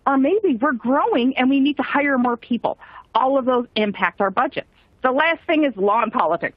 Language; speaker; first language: English; native; English